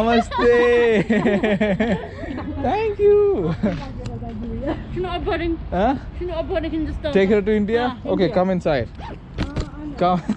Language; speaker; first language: English; non-native, local second language; Malayalam